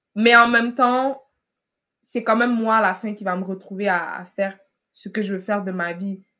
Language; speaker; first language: French; early bilingual, other home language; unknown